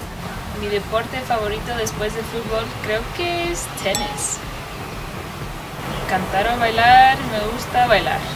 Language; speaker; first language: Spanish; early bilingual, heritage; English